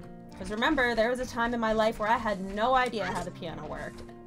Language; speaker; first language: English; native; English